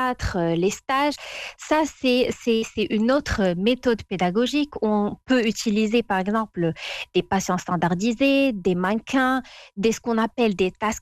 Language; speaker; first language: French; non-native, local second language; Arabic